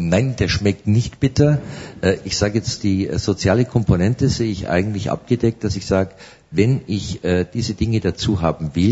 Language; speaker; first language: German; native; German